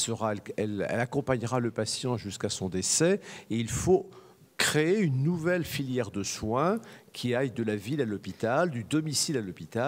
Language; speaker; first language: French; native; French